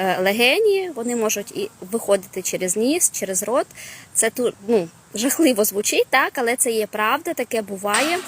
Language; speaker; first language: Ukrainian; non-native, local second language; Russian